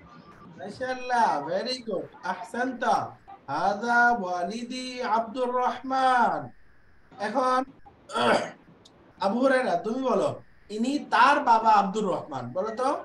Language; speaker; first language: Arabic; non-native, fluent; Bangla